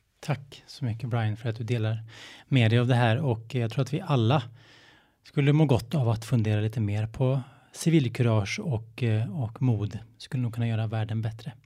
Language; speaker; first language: Swedish; native; Swedish